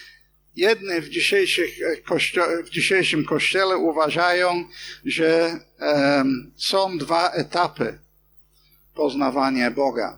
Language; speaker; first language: Polish; non-native, fluent; English